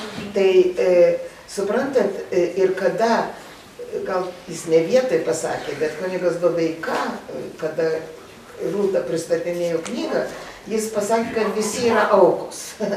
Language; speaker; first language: Lithuanian; native; Lithuanian